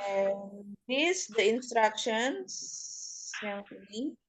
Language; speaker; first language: English; non-native, fluent; Indonesian